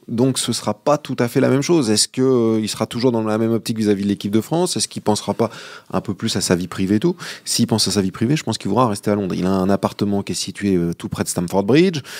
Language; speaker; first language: French; native; French